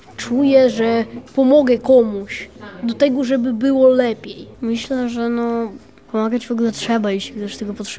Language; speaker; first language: Polish; early bilingual, other home language; Ukrainian